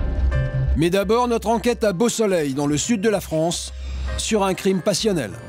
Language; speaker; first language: French; native; French